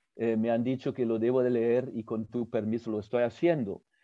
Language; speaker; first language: Spanish; early bilingual, other home language; German